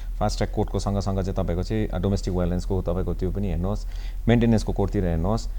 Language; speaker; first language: Nepali; non-native, local second language; Hindi